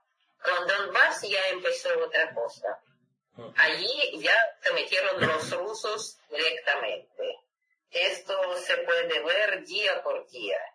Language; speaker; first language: Spanish; non-native, fluent; Russian